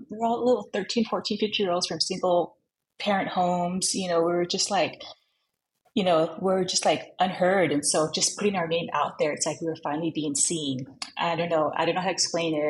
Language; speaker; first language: English; native; English